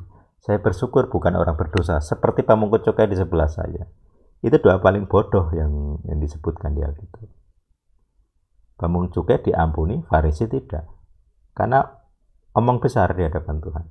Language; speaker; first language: Indonesian; native; Indonesian